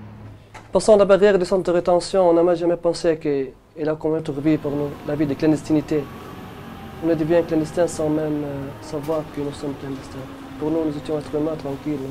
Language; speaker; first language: French; non-native, local second language; Arabic